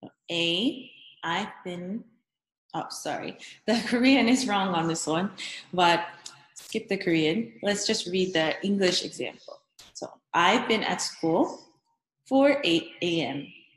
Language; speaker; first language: English; early bilingual, other home language; Korean